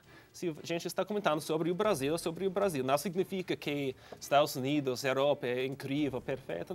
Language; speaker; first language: Portuguese; non-native, fluent; English